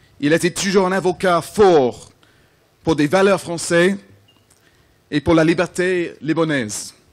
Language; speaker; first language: French; non-native, fluent; English